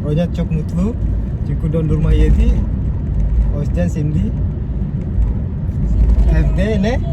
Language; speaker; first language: Turkish; non-native, fluent; Indonesian